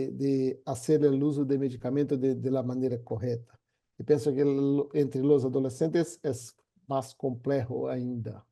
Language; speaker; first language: Spanish; non-native, fluent; Portuguese